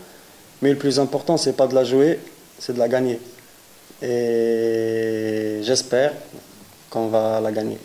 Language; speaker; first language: French; native; French